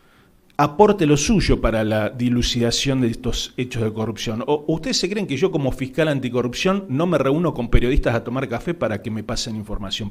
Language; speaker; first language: Spanish; native; Spanish